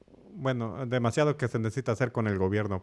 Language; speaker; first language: Spanish; early bilingual, heritage; English